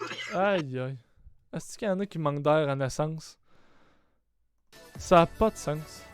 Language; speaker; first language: French; native; French